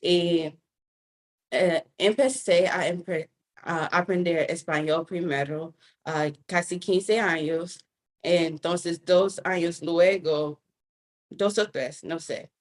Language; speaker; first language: Spanish; non-native, fluent; English